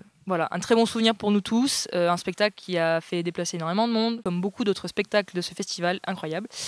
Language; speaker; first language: French; native; French